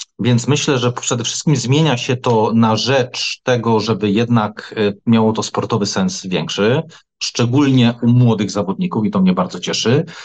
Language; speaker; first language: Polish; native; Polish